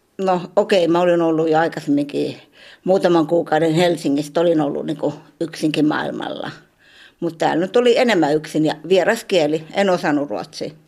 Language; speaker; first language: Finnish; native; Finnish